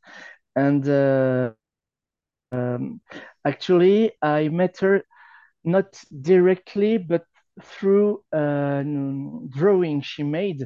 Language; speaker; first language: English; non-native, fluent; French